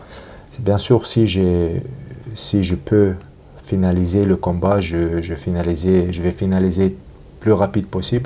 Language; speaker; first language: French; non-native, learner; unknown